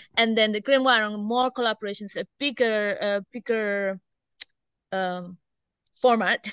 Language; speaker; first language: English; non-native, fluent; Indonesian